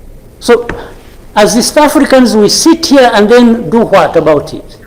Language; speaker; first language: English; non-native, local second language; Kinyarwanda